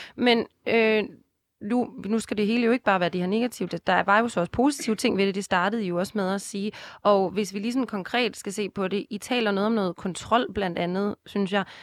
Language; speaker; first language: Danish; native; Danish